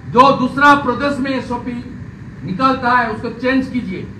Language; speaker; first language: Hindi; non-native, local second language; Bangla